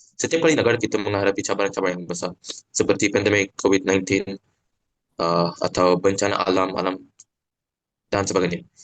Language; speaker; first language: Malay; non-native, local second language; Tamil